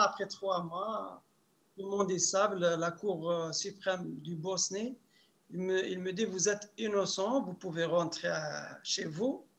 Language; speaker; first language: French; non-native, local second language; Arabic